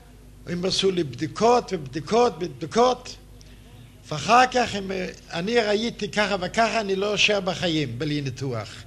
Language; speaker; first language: Hebrew; non-native, fluent; Yiddish